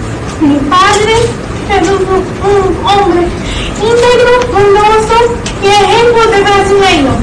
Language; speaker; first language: Spanish; non-native, learner; Portuguese